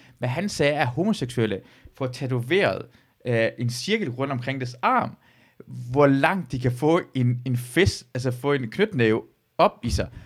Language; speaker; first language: Danish; early bilingual, other home language; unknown